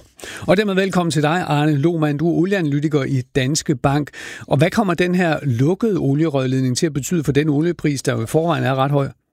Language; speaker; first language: Danish; native; Danish